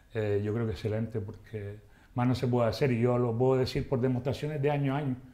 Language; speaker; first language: Spanish; native; Spanish